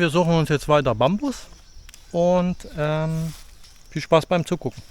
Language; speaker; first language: German; native; German